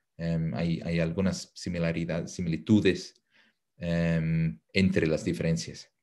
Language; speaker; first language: Spanish; non-native, fluent; English